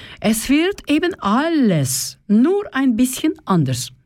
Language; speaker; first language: German; non-native, fluent; Russian